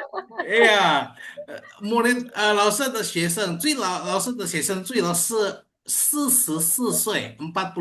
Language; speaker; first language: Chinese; non-native, fluent; Indonesian